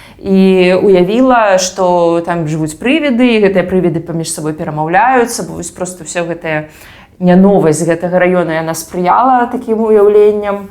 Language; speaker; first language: Belarusian; native; Belarusian